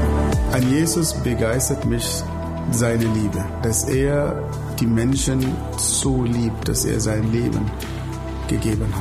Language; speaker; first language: German; non-native, fluent; Arabic